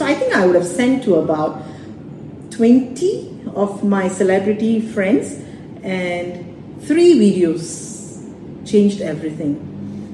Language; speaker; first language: English; non-native, local second language; Tamil